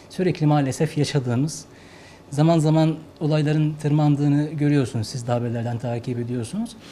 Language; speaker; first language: Turkish; non-native, fluent; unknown